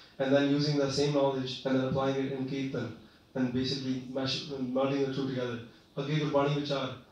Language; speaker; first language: English; early bilingual, other home language; Punjabi